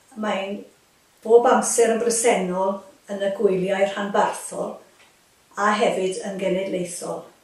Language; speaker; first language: Welsh; native; Welsh